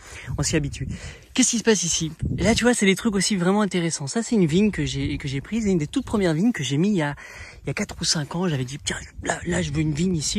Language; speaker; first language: French; native; French